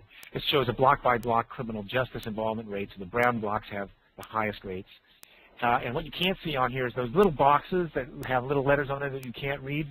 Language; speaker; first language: English; native; English